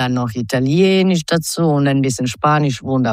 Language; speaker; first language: German; non-native, fluent; Croatian